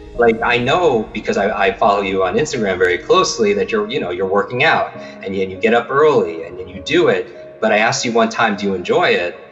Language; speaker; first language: English; native; English